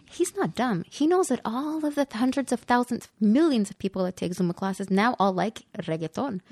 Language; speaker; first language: English; early bilingual, other home language; Spanish